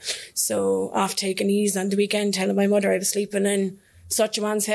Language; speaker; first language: English; native; English